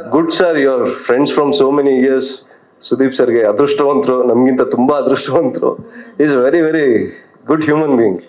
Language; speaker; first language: Kannada; native; Kannada